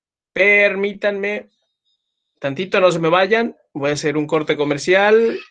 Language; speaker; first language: Spanish; native; Spanish